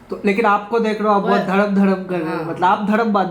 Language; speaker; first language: Hindi; non-native, fluent; Bangla